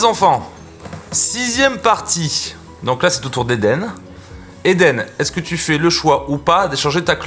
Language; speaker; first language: French; native; French